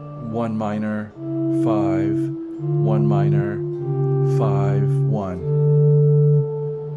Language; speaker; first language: English; native; English